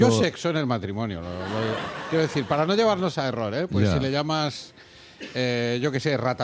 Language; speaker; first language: Spanish; native; Spanish